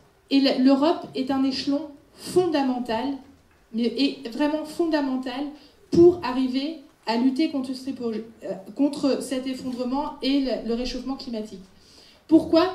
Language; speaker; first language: French; non-native, fluent; Dutch